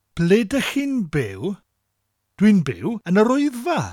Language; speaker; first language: English; native; English